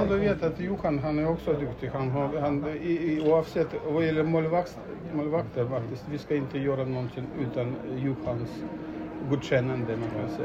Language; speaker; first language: Swedish; non-native, fluent; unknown